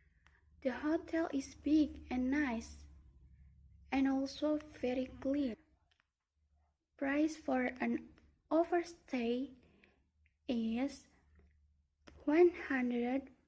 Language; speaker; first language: English; non-native, learner; Indonesian